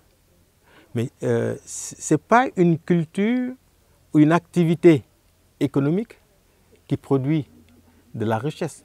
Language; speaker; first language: French; non-native, local second language; Wolof